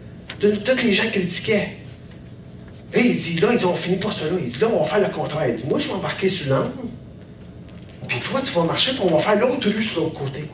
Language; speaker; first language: French; native; French